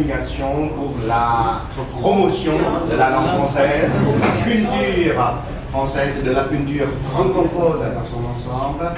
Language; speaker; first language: French; non-native, fluent; Vietnamese